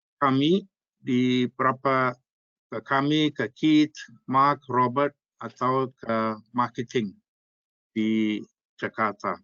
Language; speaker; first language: Indonesian; non-native, fluent; English